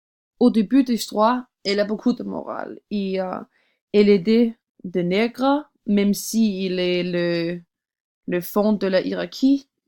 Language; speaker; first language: French; non-native, learner; English